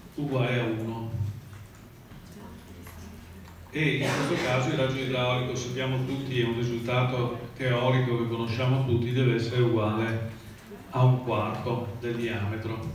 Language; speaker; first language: Italian; native; Italian